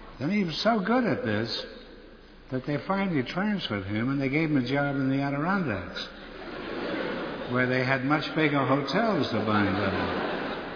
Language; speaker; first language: English; native; English